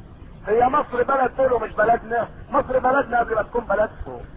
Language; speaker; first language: Arabic; native; Arabic